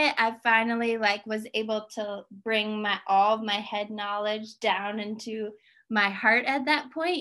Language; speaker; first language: English; native; English